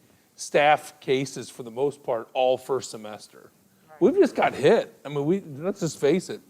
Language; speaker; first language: English; native; English